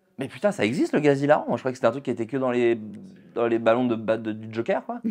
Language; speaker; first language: French; native; French